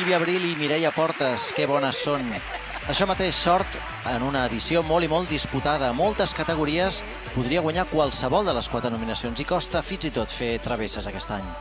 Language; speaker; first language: Catalan; native; Catalan